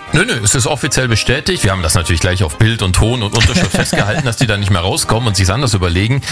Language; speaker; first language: German; native; German